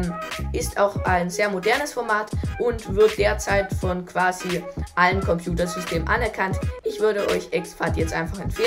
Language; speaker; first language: German; native; German